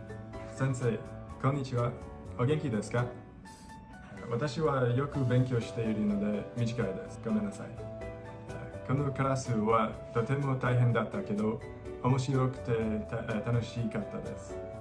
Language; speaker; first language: Japanese; non-native, learner; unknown